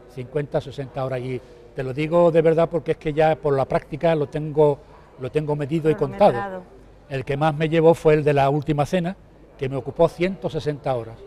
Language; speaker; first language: Spanish; native; Spanish